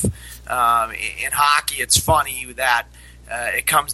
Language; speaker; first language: English; native; English